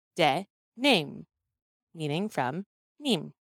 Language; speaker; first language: English; early bilingual, other home language; Hindi